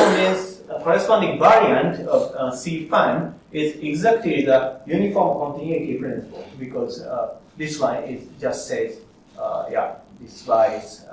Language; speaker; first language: English; non-native, fluent; Japanese